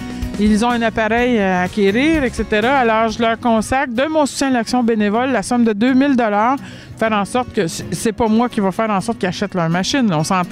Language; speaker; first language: French; native; French